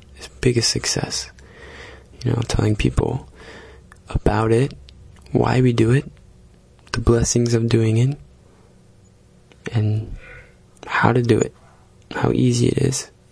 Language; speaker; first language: English; native; English